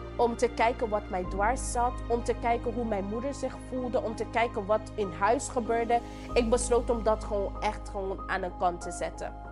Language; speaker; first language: Dutch; non-native, local second language; English